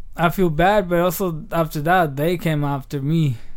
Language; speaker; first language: English; early bilingual, other home language; Spanish